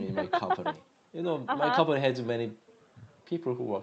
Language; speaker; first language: English; non-native, learner; Korean